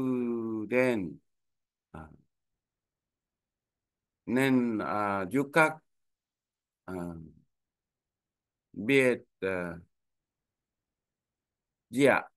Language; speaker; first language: Vietnamese; non-native, learner; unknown